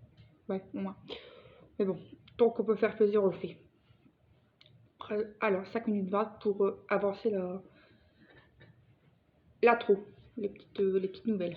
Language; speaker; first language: French; native; French